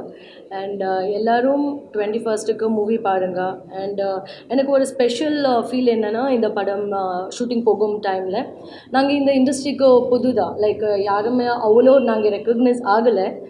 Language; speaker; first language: Tamil; non-native, learner; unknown